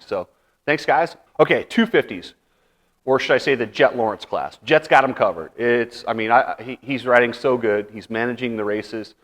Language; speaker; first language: English; native; English